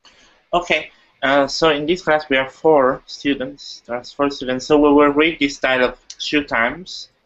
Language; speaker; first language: English; non-native, fluent; Italian